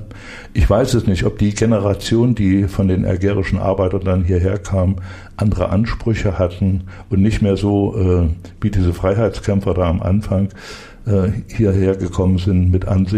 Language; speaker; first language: German; native; German